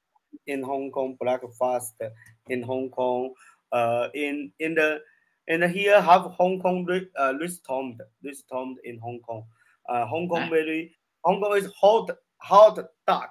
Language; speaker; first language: English; non-native, learner; Chinese